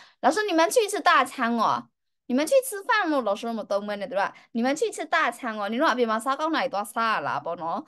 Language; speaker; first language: Chinese; native; Chinese